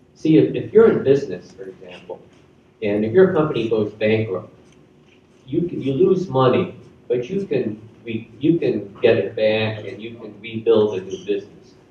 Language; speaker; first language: English; native; English